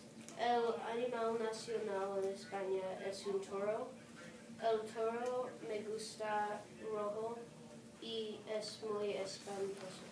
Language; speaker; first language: Spanish; non-native, learner; English